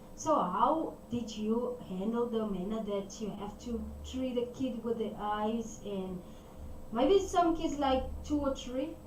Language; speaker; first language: English; non-native, local second language; Afrikaans